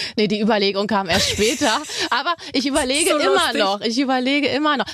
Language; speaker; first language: German; native; German